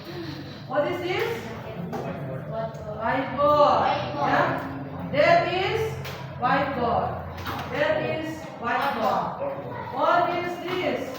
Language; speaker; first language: English; non-native, learner; Indonesian